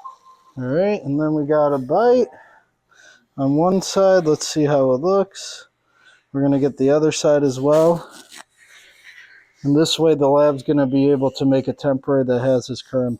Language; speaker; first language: English; native; English